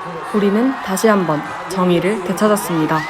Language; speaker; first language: Korean; native; Korean